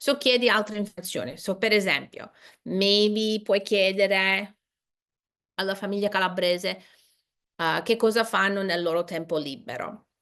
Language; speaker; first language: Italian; non-native, fluent; English